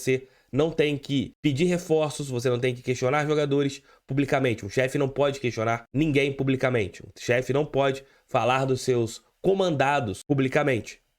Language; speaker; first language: Portuguese; native; Portuguese